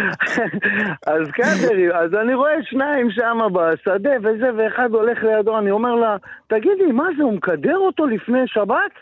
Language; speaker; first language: Hebrew; native; Hebrew